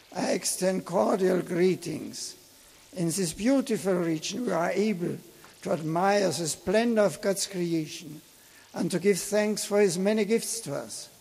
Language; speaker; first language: English; non-native, fluent; German